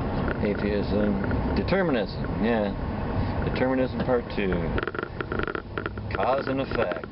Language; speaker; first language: English; native; English